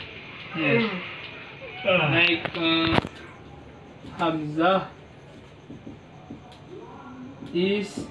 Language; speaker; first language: English; non-native, learner; Indonesian